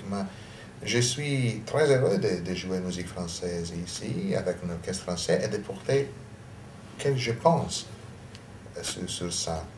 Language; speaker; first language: French; non-native, learner; Italian